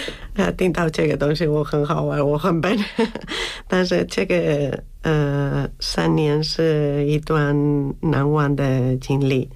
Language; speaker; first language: Chinese; non-native, learner; Spanish